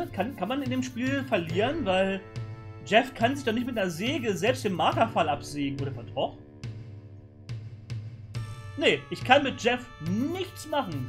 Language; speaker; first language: German; native; German